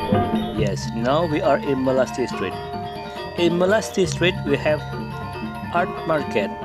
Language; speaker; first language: English; non-native, local second language; Indonesian